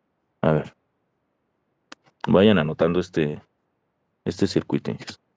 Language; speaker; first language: Spanish; native; Spanish